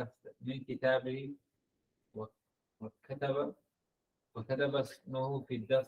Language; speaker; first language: Arabic; non-native, learner; English